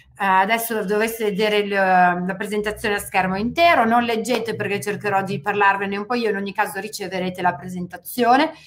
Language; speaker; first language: Italian; native; Italian